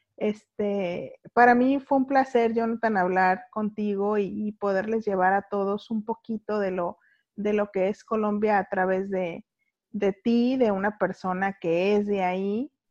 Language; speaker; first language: Spanish; native; Spanish